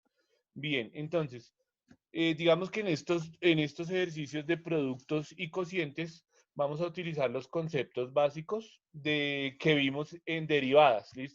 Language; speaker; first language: Spanish; native; Spanish